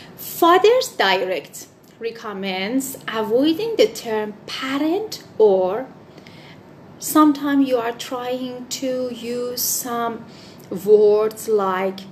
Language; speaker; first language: English; non-native, fluent; Persian